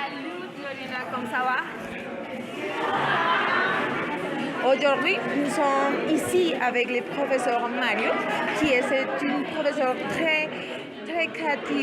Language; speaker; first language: French; non-native, learner; Spanish